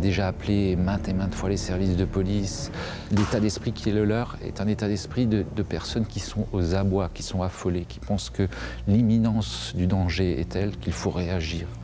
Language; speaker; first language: French; native; French